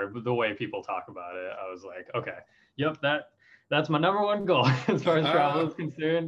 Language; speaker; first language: English; native; English